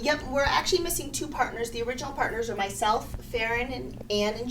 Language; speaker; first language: English; native; English